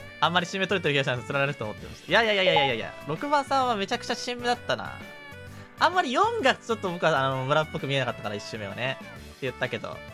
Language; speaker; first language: Japanese; native; Japanese